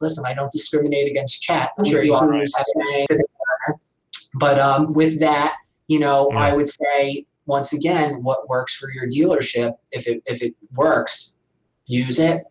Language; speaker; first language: English; native; English